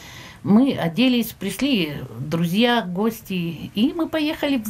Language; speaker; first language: Russian; native; Russian